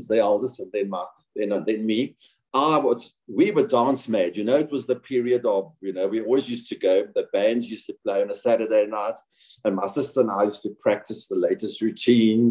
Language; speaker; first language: English; native; English